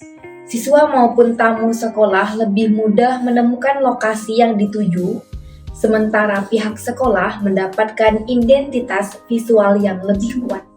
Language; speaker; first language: Indonesian; native; Indonesian